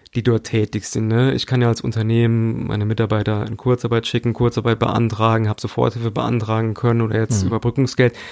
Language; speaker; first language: German; native; German